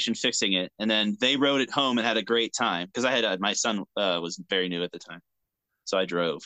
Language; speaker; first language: English; native; English